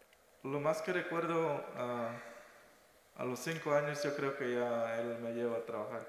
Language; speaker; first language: Spanish; non-native, local second language; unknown